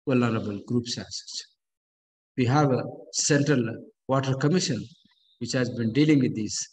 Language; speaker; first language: English; non-native, local second language; Kannada